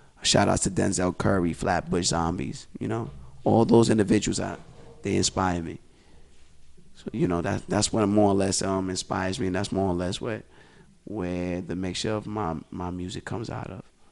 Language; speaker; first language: English; early bilingual, other home language; Spanish